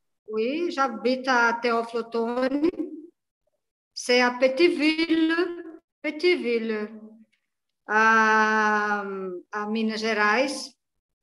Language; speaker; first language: French; non-native, learner; Portuguese